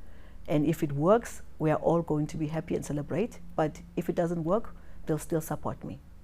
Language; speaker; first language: English; non-native, local second language; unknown